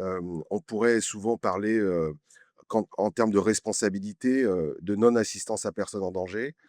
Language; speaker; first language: French; native; French